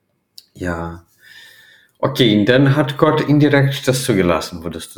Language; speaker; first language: German; non-native, fluent; Portuguese